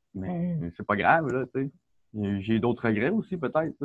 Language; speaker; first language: French; native; French